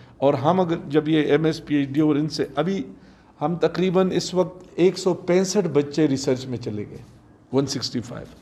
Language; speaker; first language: Urdu; non-native, local second language; Pashto